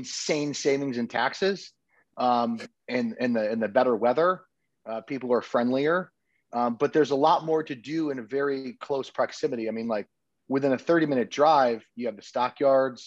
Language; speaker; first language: English; native; English